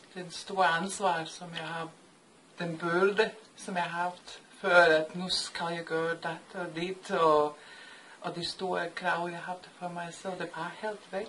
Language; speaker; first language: Danish; non-native, fluent; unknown